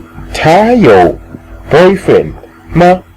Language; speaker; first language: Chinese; non-native, fluent; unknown